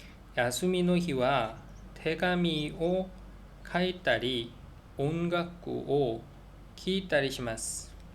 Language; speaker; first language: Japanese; non-native, learner; Korean